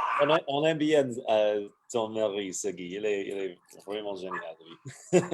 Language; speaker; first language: French; non-native, fluent; English